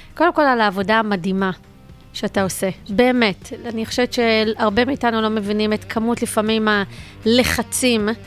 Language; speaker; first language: Hebrew; native; Hebrew